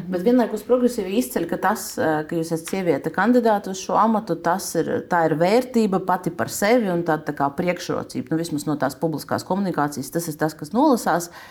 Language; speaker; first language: Latvian; non-native, local second language; Russian